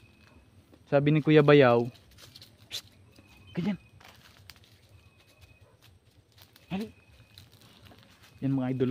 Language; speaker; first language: Filipino; native; Filipino